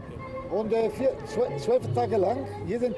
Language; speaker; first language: German; non-native, fluent; Italian